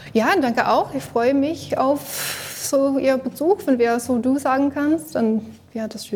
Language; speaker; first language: German; non-native, learner; English